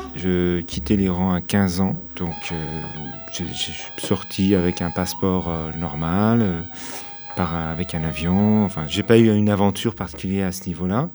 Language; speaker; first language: French; non-native, fluent; Persian